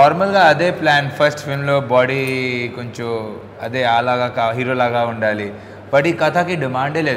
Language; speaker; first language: Telugu; non-native, learner; Hindi